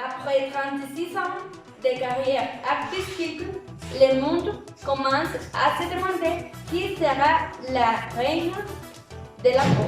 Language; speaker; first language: French; non-native, learner; Spanish